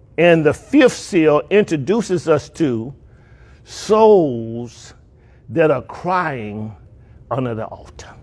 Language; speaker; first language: English; native; English